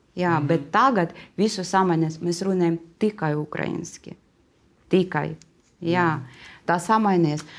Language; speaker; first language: Latvian; non-native, learner; Russian